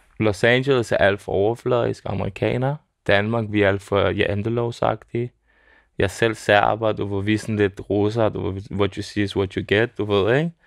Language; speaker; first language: Danish; early bilingual, other home language; Serbian